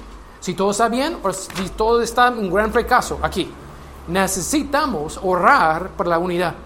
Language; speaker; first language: Spanish; non-native, learner; English